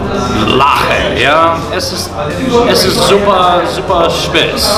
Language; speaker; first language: German; non-native, learner; English